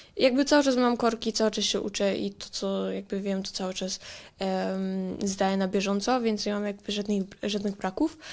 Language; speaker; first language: Polish; native; Polish